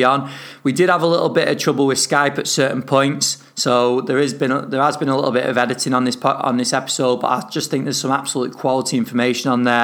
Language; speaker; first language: English; native; English